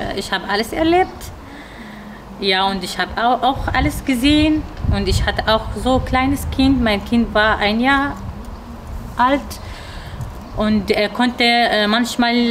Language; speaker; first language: German; non-native, learner; Arabic